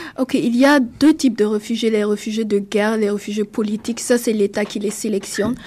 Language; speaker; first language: French; non-native, local second language; Mossi